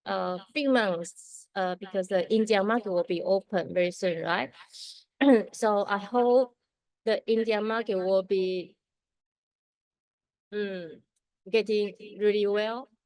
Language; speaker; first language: English; non-native, learner; Chinese